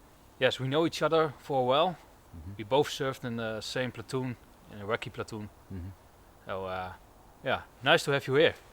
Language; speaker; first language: English; non-native, fluent; Dutch